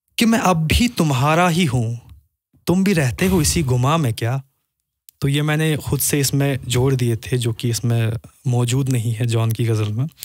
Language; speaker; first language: Hindi; non-native, local second language; Kashmiri